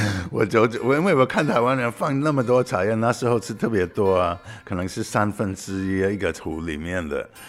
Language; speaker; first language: Chinese; non-native, fluent; English